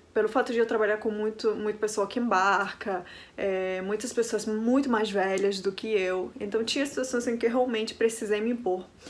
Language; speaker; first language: Portuguese; non-native, fluent; Spanish